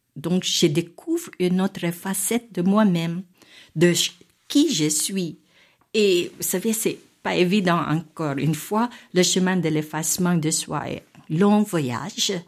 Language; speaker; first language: French; non-native, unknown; Filipino